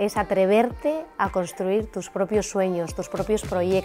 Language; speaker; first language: Spanish; native; Spanish